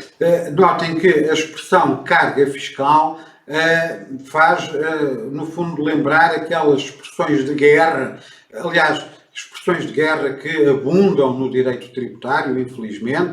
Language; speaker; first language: Portuguese; native; Portuguese